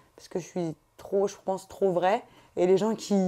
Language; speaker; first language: French; native; French